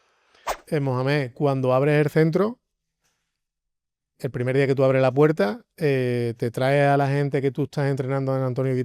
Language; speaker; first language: Spanish; native; Spanish